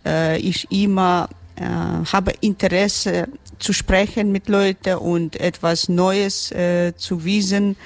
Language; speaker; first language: German; non-native, learner; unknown